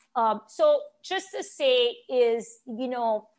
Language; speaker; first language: English; non-native, fluent; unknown